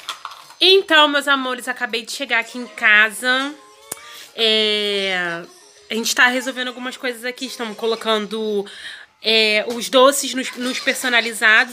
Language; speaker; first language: Portuguese; native; Portuguese